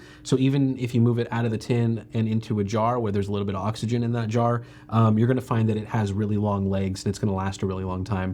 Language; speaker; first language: English; native; English